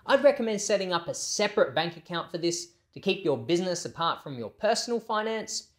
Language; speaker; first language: English; native; English